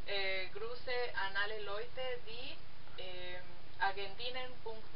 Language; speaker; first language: German; non-native, learner; Spanish